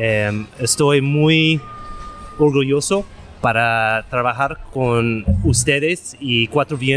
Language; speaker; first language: Spanish; non-native, learner; English